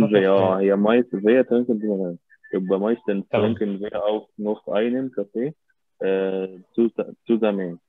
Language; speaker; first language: German; non-native, learner; Arabic